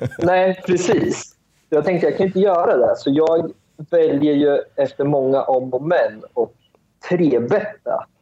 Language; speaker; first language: Swedish; early bilingual, other home language; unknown